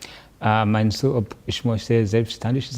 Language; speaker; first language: German; non-native, learner; Kinyarwanda